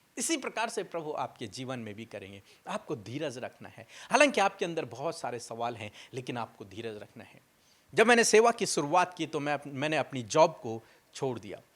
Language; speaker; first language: Hindi; native; Hindi